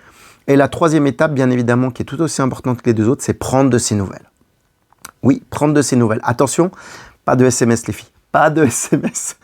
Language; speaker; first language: French; native; French